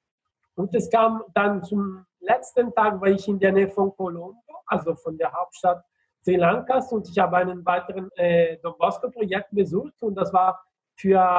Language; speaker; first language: German; non-native, fluent; Italian